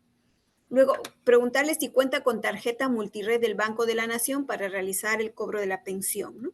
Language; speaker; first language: Spanish; native; Spanish